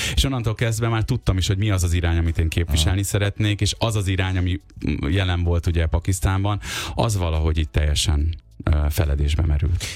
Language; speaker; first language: Hungarian; early bilingual, other home language; Urdu